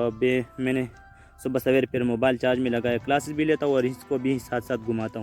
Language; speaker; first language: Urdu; non-native, local second language; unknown